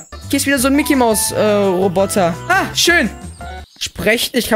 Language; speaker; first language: German; native; German